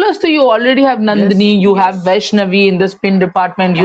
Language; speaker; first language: English; non-native, local second language; Hindi